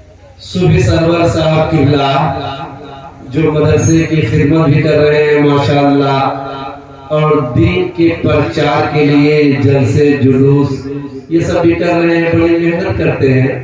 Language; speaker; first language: Urdu; native; Urdu